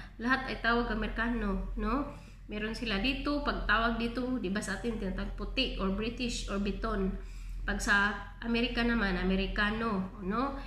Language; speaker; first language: Filipino; non-native, local second language; Cebuano